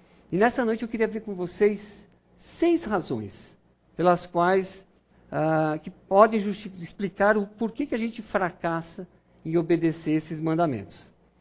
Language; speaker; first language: Portuguese; non-native, fluent; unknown